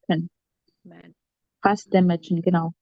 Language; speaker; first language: German; non-native, learner; Indonesian